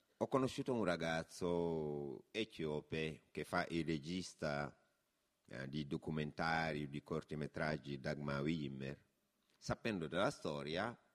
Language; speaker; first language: Italian; non-native, fluent; Wolof